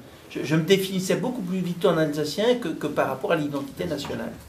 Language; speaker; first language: French; native; French